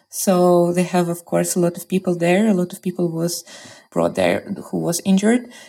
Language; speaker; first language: English; non-native, fluent; Russian